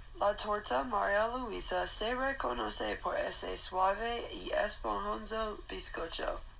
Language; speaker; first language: Spanish; non-native, learner; English